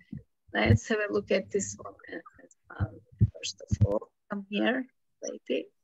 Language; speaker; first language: English; non-native, fluent; Turkish